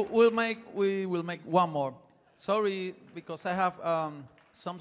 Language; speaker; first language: English; non-native, learner; Spanish